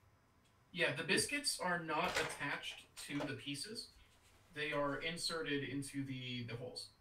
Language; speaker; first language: English; native; English